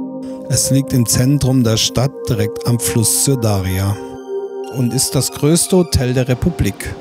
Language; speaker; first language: German; native; German